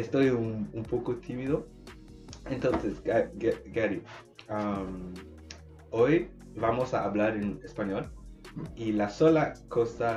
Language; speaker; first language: Spanish; non-native, learner; English